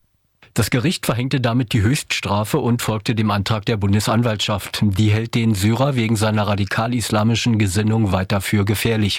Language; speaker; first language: German; native; German